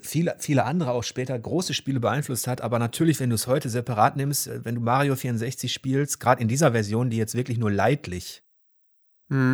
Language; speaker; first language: German; native; German